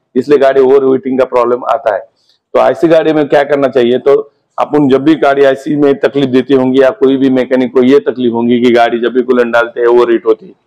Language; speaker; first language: Hindi; non-native, local second language; Marathi